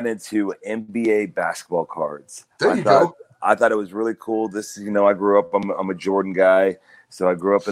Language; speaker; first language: English; native; English